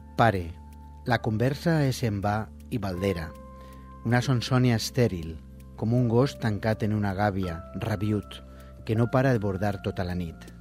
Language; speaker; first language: Catalan; non-native, local second language; Spanish